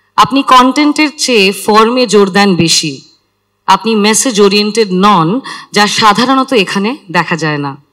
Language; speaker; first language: Bangla; native; Bangla